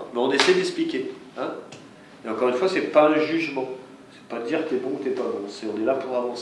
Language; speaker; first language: French; native; French